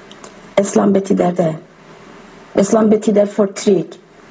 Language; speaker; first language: Swedish; non-native, learner; Persian